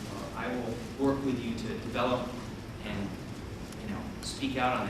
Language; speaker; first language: English; native; English